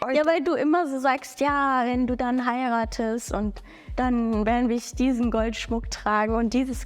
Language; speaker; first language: German; early bilingual, other home language; Bangla